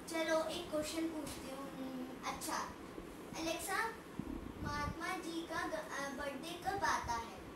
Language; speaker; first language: Hindi; native; Hindi